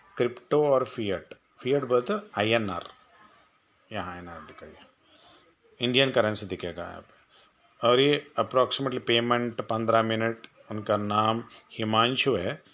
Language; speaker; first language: Hindi; non-native, local second language; Telugu